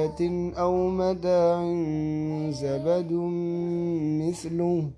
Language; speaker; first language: Arabic; non-native, learner; Indonesian